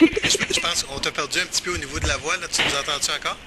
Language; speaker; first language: French; native; French